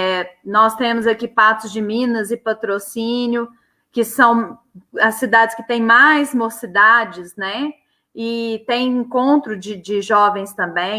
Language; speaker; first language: Portuguese; native; Portuguese